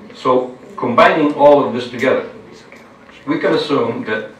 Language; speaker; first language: English; non-native, fluent; Lithuanian